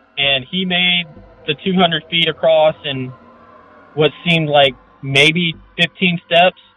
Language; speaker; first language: English; native; English